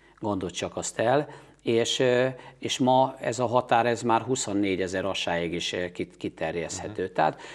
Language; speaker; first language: Hungarian; native; Hungarian